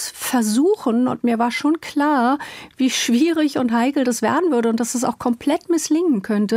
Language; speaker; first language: German; native; German